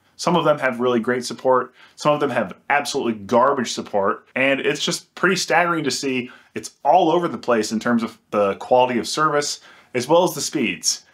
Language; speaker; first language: English; native; English